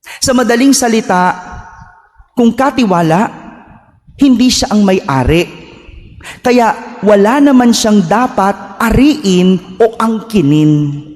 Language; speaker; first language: Filipino; native; Filipino